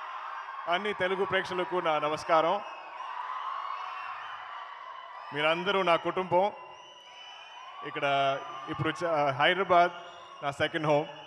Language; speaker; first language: Telugu; non-native, learner; Malayalam